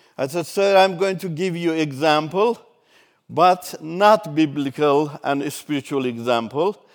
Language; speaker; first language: English; non-native, fluent; Turkish